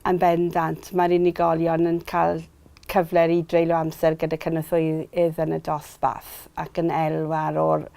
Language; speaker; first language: Welsh; native; Welsh